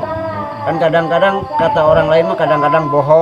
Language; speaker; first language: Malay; non-native, local second language; Sundanese